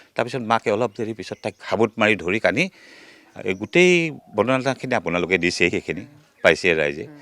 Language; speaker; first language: Assamese; native; Assamese